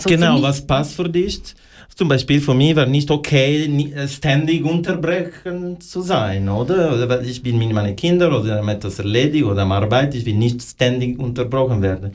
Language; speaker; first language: German; non-native, learner; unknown